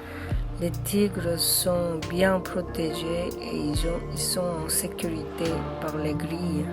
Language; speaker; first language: French; non-native, learner; Korean